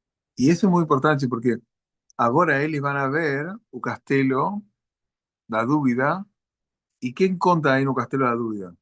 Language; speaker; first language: Portuguese; non-native, learner; Spanish